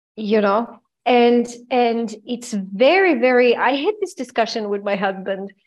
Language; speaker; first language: English; non-native, fluent; Croatian